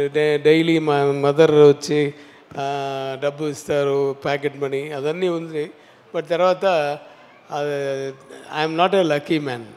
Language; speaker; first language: Telugu; non-native, learner; Tamil